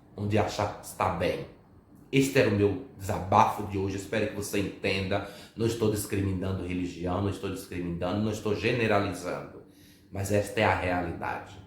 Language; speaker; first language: Portuguese; native; Portuguese